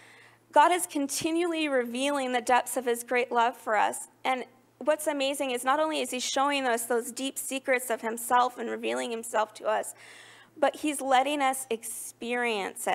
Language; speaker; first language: English; native; English